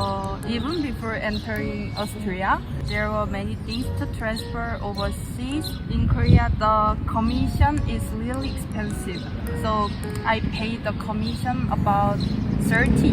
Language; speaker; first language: English; non-native, learner; Korean